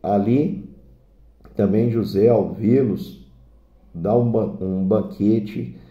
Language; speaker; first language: Portuguese; native; Portuguese